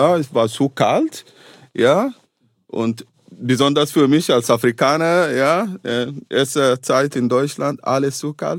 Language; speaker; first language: German; non-native, fluent; Arabic